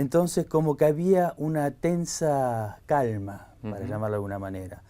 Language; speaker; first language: Spanish; native; Spanish